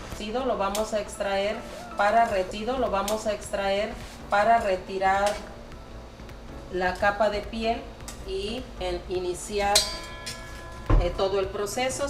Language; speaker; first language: Spanish; native; Spanish